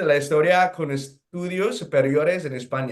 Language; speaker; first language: Spanish; non-native, fluent; English